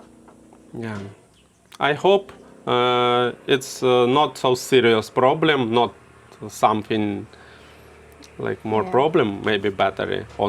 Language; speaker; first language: English; non-native, learner; Russian